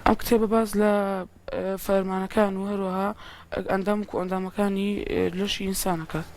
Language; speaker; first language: Central Kurdish; native; Central Kurdish